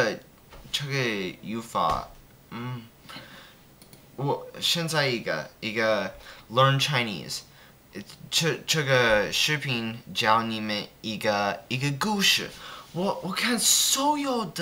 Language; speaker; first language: Chinese; non-native, learner; English